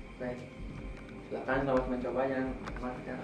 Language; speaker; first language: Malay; non-native, local second language; Sundanese